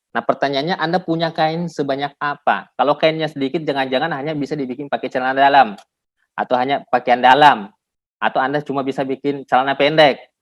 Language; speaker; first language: Indonesian; non-native, local second language; Buginese